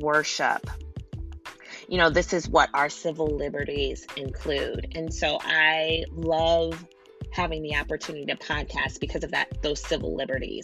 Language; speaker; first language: English; native; English